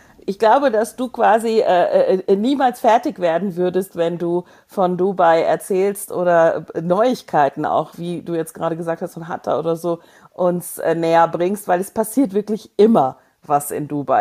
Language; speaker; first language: German; native; German